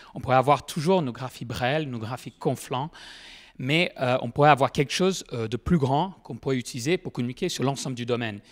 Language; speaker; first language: French; non-native, fluent; English